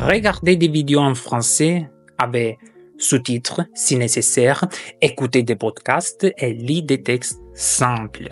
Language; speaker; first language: French; non-native, fluent; German